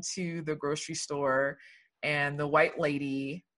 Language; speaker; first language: English; early bilingual, other home language; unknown